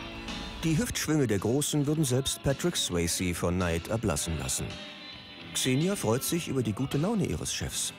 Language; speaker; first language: German; native; German